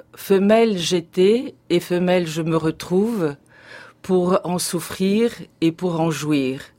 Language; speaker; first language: French; non-native, fluent; Bulgarian